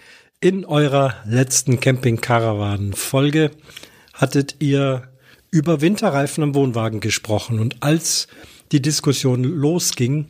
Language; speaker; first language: German; native; German